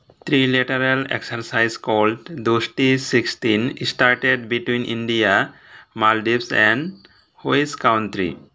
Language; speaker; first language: English; non-native, local second language; Bangla